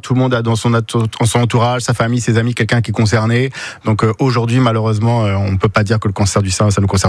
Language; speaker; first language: French; native; French